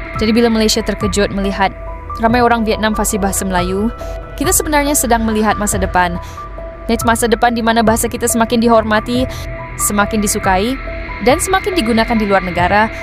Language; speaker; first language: Malay; native; Malay